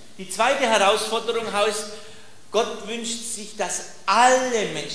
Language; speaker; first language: German; native; German